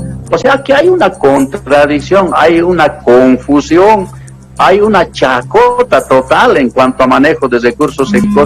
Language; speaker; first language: Spanish; native; Spanish